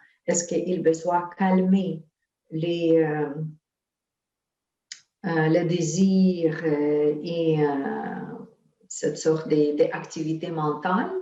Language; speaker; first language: French; non-native, fluent; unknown